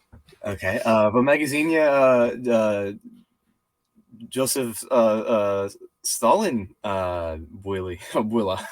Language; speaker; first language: Russian; non-native, learner; English